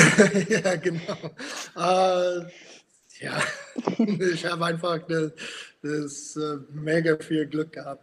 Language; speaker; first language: German; non-native, fluent; English